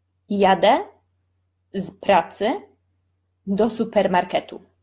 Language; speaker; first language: Polish; native; Polish